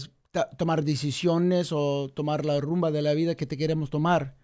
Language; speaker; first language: Spanish; early bilingual, heritage; Spanish